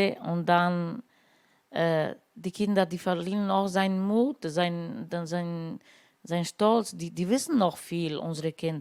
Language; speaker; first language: German; non-native, learner; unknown